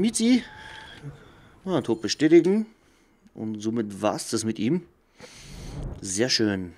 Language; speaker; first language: German; native; German